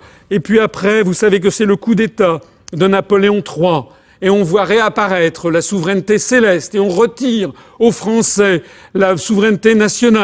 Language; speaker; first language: French; native; French